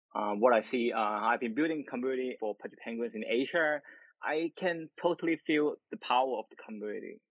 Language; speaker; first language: English; non-native, local second language; Cantonese